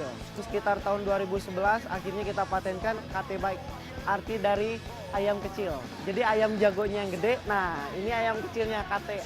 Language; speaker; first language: Indonesian; native; Indonesian